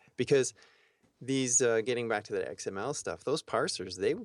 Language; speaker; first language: English; early bilingual, heritage; German